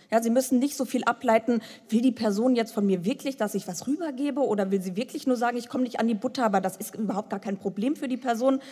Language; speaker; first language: German; native; German